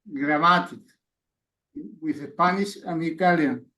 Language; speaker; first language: English; non-native, learner; Spanish